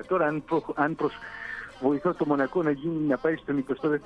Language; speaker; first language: Greek; early bilingual, heritage; Greek